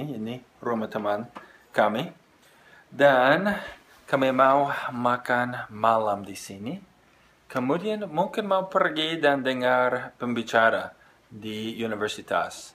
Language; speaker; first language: Indonesian; non-native, fluent; English